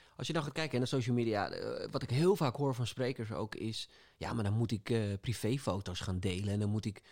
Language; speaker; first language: Dutch; native; Dutch